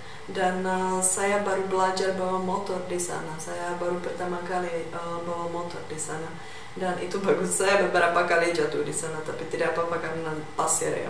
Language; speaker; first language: Indonesian; non-native, fluent; Czech